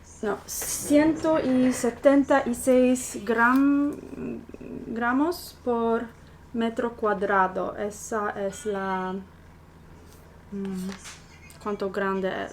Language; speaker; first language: Spanish; non-native, fluent; English